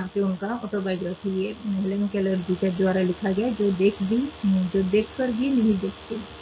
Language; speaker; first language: Hindi; non-native, local second language; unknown